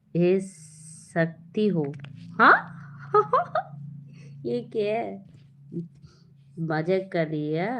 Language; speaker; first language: Hindi; non-native, learner; Bangla